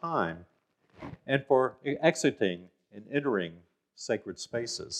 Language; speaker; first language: English; native; English